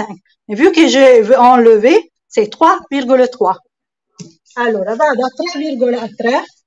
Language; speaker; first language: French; non-native, fluent; Italian